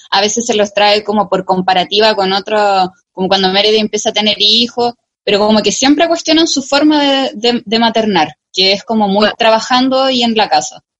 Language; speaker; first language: Spanish; native; Spanish